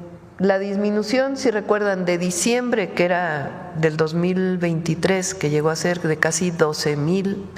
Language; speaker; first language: Spanish; native; Spanish